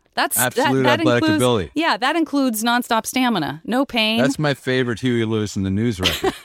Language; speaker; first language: English; native; English